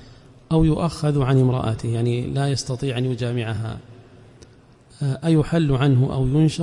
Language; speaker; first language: Arabic; native; Arabic